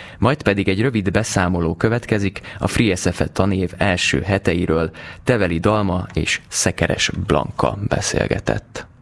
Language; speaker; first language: Hungarian; native; Hungarian